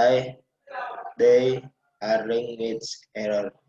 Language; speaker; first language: English; non-native, learner; Indonesian